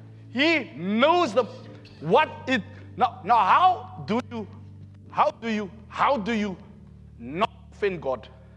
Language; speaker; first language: English; non-native, local second language; Afrikaans